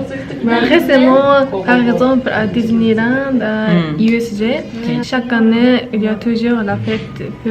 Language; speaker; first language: French; non-native, learner; Japanese